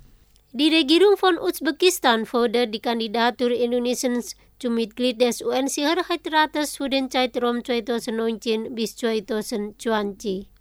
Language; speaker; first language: German; non-native, fluent; Indonesian